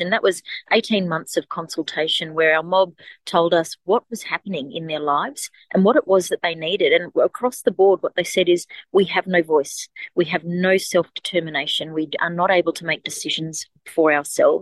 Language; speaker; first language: English; native; English